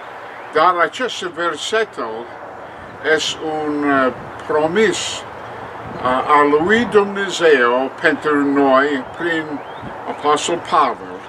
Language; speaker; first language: Romanian; non-native, learner; English